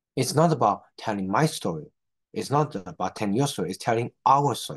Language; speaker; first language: English; non-native, fluent; Chinese